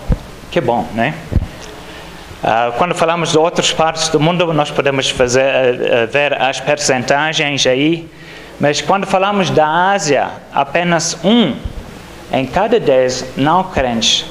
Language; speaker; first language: Portuguese; non-native, fluent; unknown